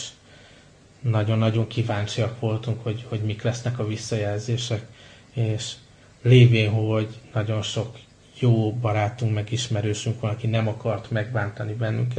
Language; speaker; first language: Hungarian; native; Hungarian